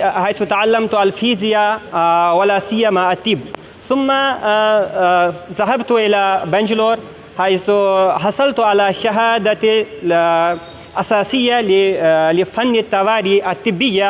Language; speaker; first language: Arabic; non-native, fluent; Kashmiri